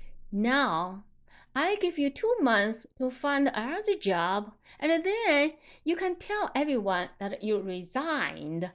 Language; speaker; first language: English; non-native, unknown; Chinese